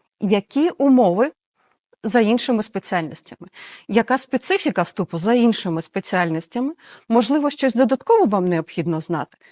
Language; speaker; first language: Ukrainian; native; Ukrainian